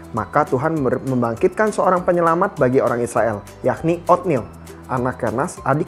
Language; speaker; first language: Indonesian; native; Indonesian